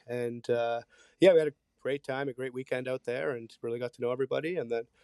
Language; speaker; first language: English; early bilingual, other home language; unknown